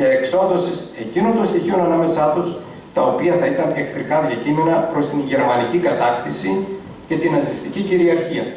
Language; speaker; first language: Greek; native; Greek